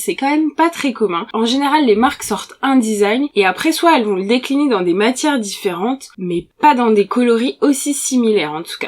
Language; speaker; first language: French; native; French